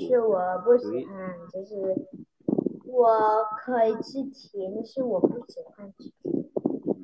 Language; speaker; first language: Chinese; non-native, learner; Vietnamese